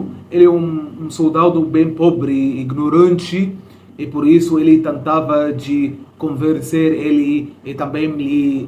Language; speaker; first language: Portuguese; non-native, fluent; Arabic